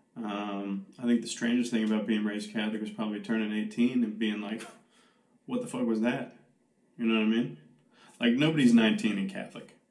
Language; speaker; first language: English; native; English